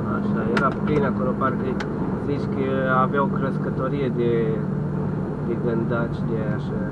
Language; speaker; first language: Romanian; non-native, local second language; Hungarian